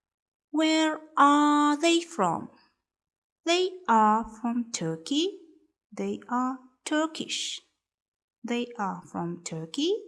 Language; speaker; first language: English; non-native, fluent; Kyrgyz